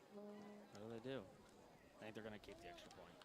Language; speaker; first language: English; native; English